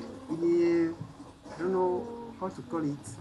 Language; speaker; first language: English; non-native, learner; French